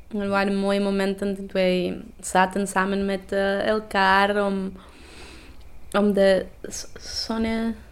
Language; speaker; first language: Dutch; non-native, learner; Spanish